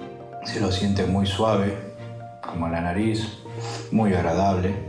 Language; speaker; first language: Spanish; native; Spanish